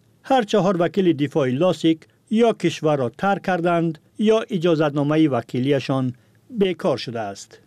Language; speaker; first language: Persian; native; Persian